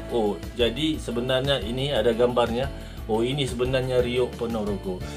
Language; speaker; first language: Malay; native; Malay